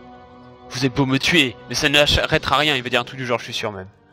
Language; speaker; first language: French; native; French